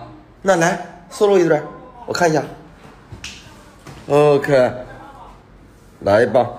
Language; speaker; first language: Chinese; native; Chinese